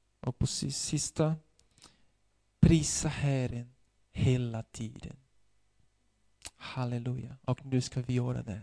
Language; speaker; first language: Swedish; non-native, fluent; Portuguese